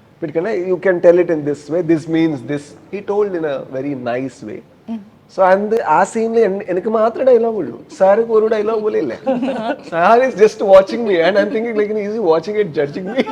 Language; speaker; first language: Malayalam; non-native, learner; Kannada